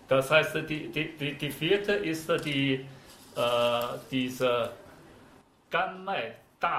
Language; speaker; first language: German; non-native, fluent; Chinese